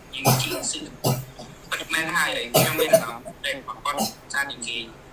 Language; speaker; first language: Chinese; non-native, learner; Khmer